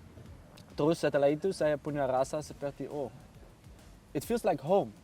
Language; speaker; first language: Indonesian; non-native, fluent; Dutch